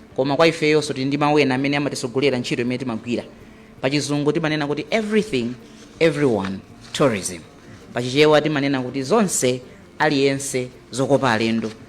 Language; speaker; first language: Nyanja; native; Nyanja